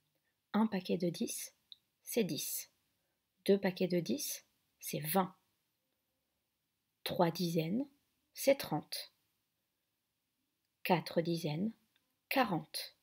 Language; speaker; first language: French; native; French